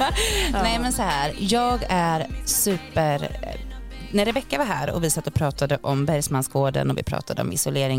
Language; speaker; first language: Swedish; native; Swedish